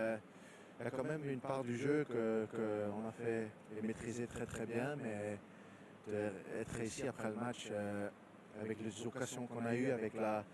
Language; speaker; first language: French; non-native, fluent; Danish